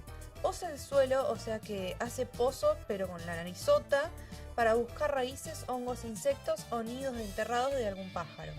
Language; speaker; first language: Spanish; native; Spanish